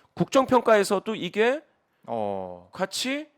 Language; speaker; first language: Korean; native; Korean